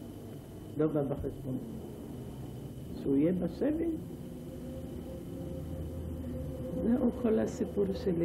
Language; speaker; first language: Hebrew; non-native, fluent; Ladino